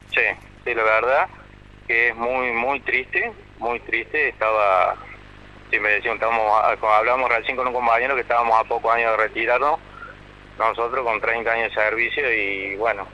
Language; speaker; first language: Spanish; native; Spanish